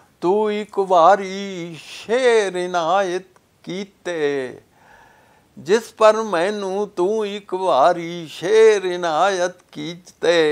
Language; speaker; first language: Punjabi; native; Punjabi